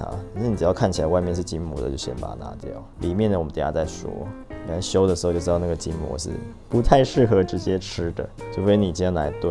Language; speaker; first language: Chinese; native; Chinese